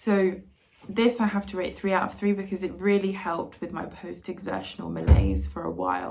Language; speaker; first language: English; native; English